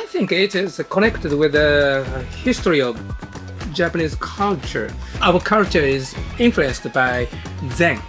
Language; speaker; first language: English; non-native, fluent; Japanese